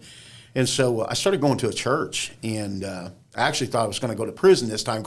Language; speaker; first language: English; native; English